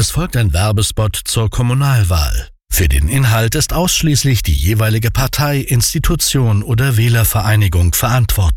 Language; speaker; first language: German; native; German